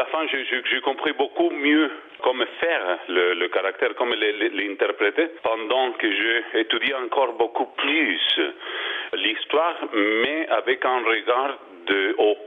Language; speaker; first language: French; non-native, learner; Spanish